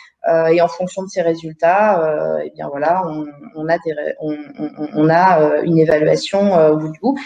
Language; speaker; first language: French; native; French